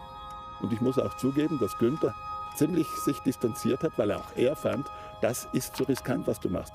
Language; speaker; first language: German; native; German